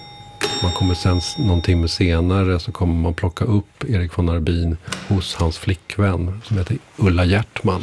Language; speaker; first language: Swedish; native; Swedish